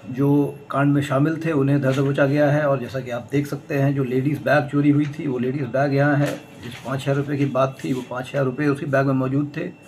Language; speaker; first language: Hindi; native; Hindi